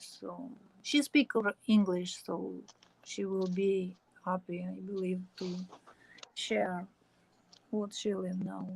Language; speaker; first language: English; non-native, learner; Ukrainian